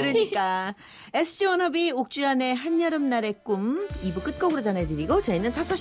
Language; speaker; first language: Korean; native; Korean